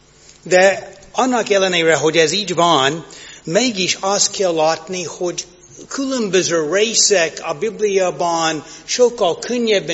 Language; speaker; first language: Hungarian; non-native, fluent; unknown